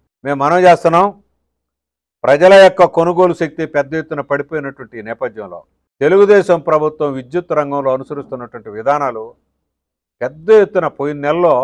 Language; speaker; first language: Telugu; native; Telugu